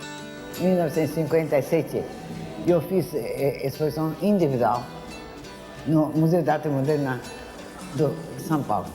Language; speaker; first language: Portuguese; non-native, fluent; Japanese